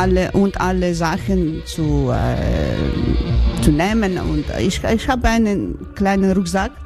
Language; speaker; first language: German; non-native, learner; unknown